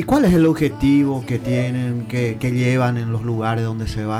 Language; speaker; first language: Spanish; native; Spanish